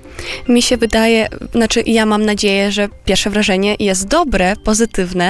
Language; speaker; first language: Polish; non-native, fluent; Romanian